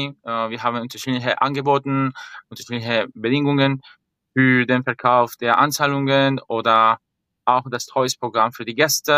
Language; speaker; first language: German; non-native, fluent; Spanish